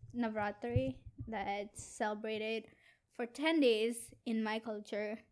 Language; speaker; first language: English; non-native, local second language; Gujarati